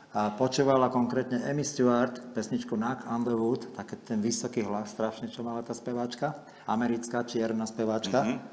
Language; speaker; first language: Slovak; native; Slovak